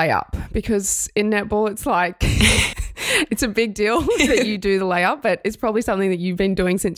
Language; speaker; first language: English; native; English